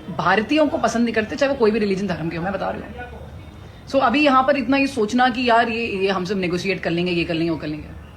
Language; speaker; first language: Hindi; native; Hindi